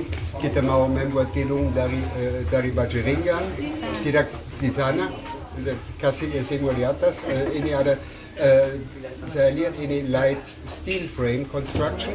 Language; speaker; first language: Indonesian; non-native, learner; German